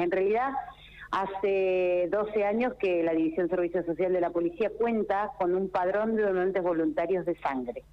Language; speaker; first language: Spanish; native; Spanish